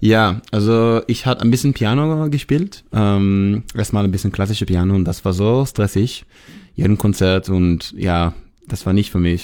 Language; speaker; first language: German; non-native, learner; Hebrew